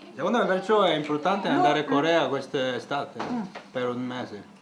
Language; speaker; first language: Italian; non-native, learner; Korean